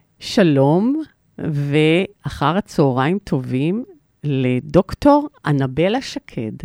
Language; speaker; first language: Hebrew; native; Hebrew